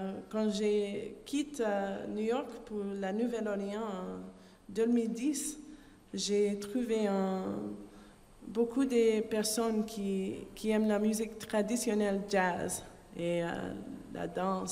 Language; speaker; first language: French; non-native, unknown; English